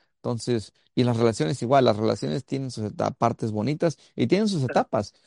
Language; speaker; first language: Spanish; early bilingual, heritage; Spanish